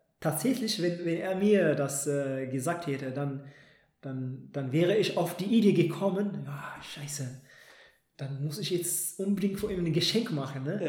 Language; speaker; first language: German; non-native, fluent; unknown